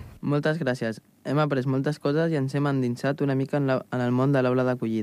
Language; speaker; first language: Catalan; native; Catalan